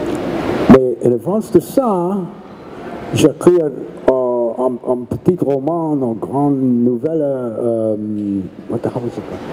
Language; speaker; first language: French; non-native, learner; English